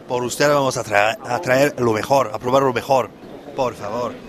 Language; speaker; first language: Spanish; non-native, fluent; French